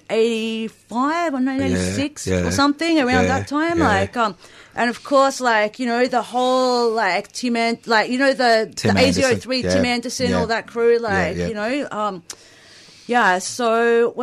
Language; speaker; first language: English; native; English